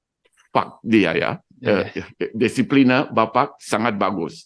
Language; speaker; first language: Indonesian; non-native, fluent; Dutch